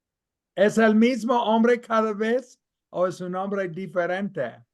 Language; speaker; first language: Spanish; non-native, fluent; English